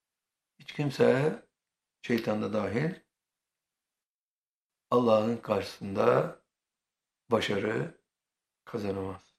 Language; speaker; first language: Turkish; native; Turkish